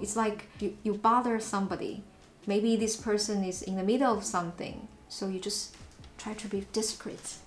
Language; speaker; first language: English; non-native, fluent; Chinese